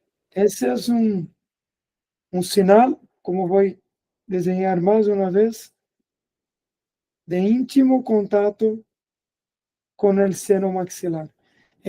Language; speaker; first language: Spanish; non-native, fluent; Portuguese